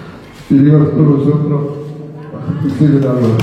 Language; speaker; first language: Spanish; non-native, learner; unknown